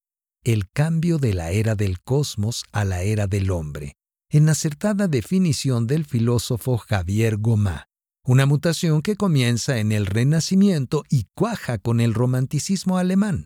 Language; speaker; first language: Spanish; native; Spanish